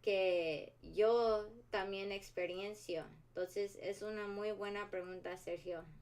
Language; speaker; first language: Spanish; early bilingual, heritage; Spanish